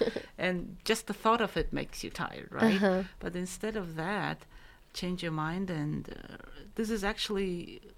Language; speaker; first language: English; non-native, fluent; Mongolian